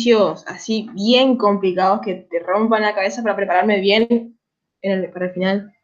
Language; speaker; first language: Spanish; native; Spanish